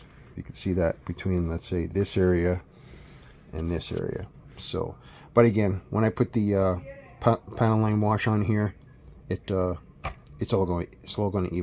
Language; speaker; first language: English; native; English